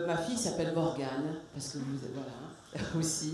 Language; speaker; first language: French; native; French